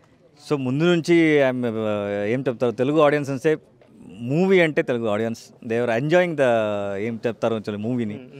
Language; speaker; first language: Telugu; non-native, learner; Kannada